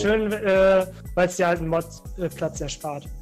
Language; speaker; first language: German; native; German